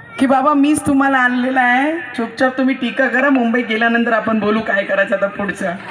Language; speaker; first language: Marathi; non-native, local second language; Hindi